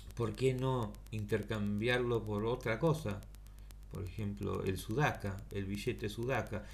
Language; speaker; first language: Spanish; native; Spanish